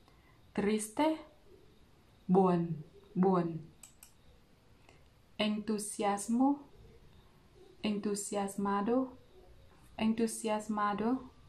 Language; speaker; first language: Spanish; non-native, learner; Vietnamese